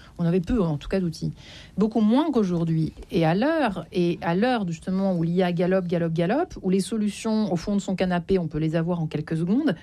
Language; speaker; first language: French; native; French